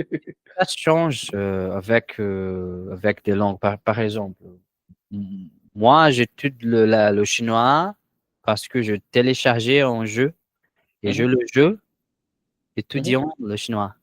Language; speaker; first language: French; non-native, learner; Portuguese